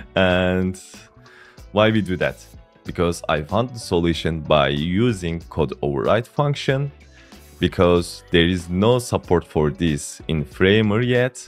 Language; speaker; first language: English; non-native, fluent; Turkish